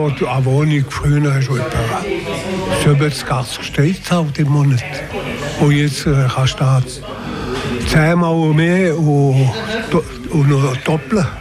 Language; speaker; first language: German; non-native, local second language; French